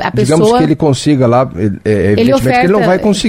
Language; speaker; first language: Portuguese; native; Portuguese